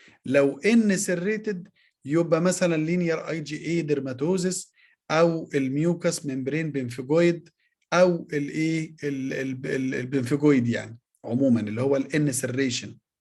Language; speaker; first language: Arabic; native; Arabic